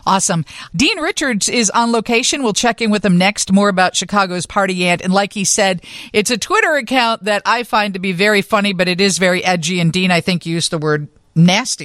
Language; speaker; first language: English; native; English